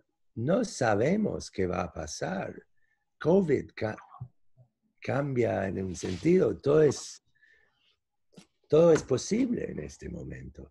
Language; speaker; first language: Spanish; non-native, fluent; English